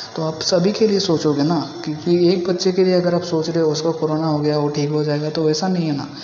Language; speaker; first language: Hindi; non-native, local second language; Bangla